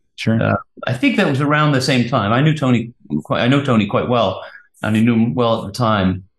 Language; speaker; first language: English; native; English